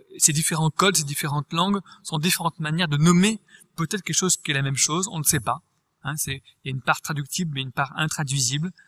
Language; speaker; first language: French; native; French